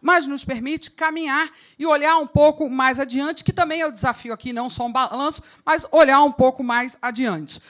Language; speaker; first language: Portuguese; native; Portuguese